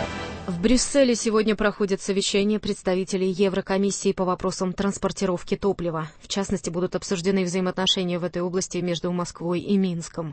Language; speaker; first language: Russian; native; Russian